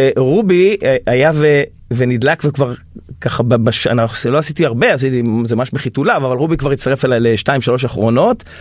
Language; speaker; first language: Hebrew; native; Hebrew